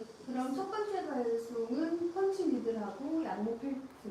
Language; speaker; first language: Korean; native; Korean